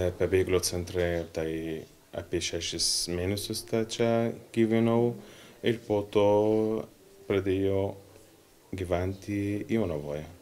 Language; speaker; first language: Lithuanian; non-native, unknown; Arabic